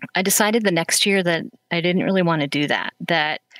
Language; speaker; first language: English; native; English